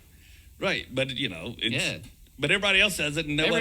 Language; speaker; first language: English; native; English